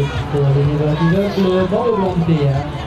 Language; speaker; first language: French; native; French